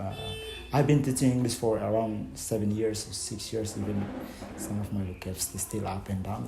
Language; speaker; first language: English; non-native, fluent; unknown